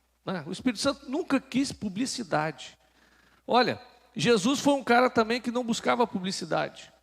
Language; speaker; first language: Portuguese; native; Portuguese